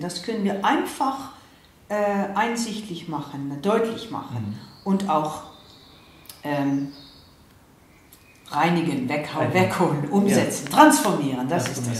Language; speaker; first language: German; non-native, fluent; Dutch